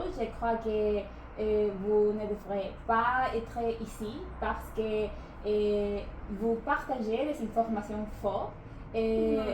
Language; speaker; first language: French; non-native, learner; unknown